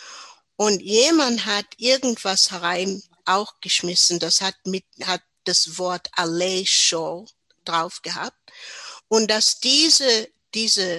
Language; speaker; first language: German; non-native, learner; English